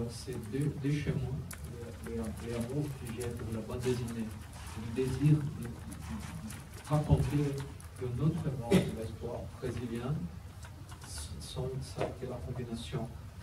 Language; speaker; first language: French; non-native, learner; Portuguese